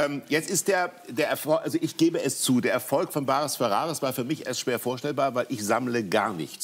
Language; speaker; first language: German; native; German